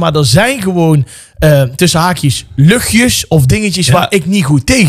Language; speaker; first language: Dutch; native; Dutch